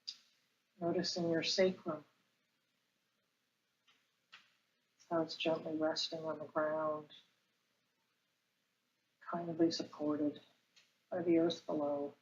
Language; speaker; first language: English; native; English